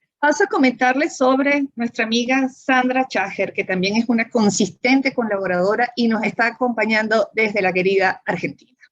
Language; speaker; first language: Spanish; native; Spanish